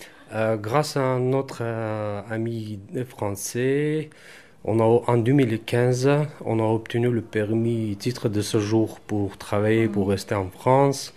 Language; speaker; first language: French; non-native, fluent; Armenian